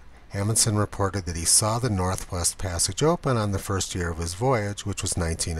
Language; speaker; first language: English; native; English